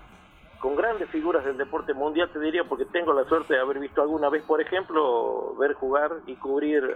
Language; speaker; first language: Spanish; native; Spanish